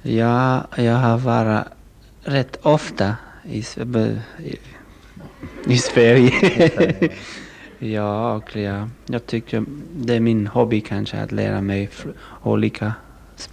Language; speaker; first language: Swedish; non-native, learner; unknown